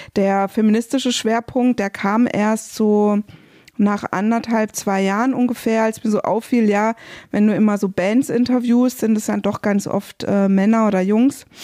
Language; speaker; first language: German; native; German